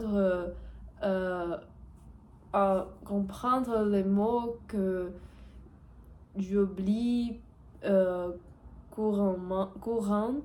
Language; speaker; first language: French; non-native, learner; Portuguese